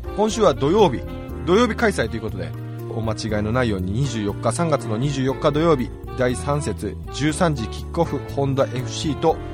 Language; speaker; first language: Japanese; native; Japanese